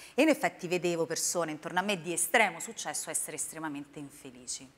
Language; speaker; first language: Italian; native; Italian